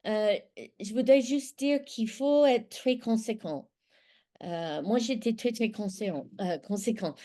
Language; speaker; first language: French; non-native, fluent; English